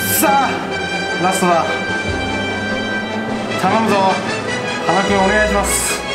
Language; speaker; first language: Japanese; native; Japanese